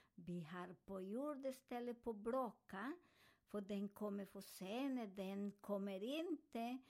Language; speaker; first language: Swedish; non-native, fluent; Spanish